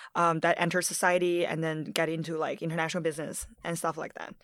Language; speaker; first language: English; early bilingual, other home language; Chinese